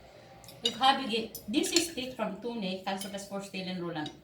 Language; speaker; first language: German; non-native, learner; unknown